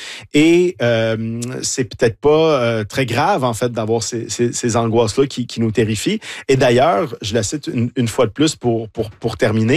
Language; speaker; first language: French; native; French